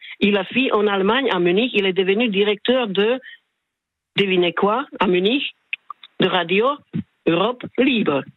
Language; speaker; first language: French; non-native, fluent; Slovak